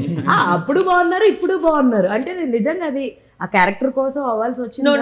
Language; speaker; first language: Telugu; native; Telugu